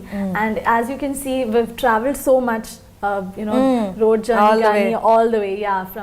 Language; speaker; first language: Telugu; non-native, local second language; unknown